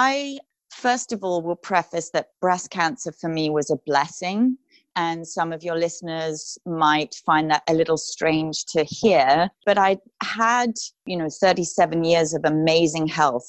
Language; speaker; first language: English; native; English